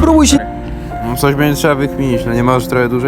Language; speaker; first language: Polish; native; Polish